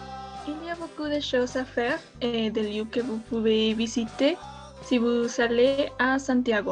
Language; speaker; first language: French; non-native, learner; Spanish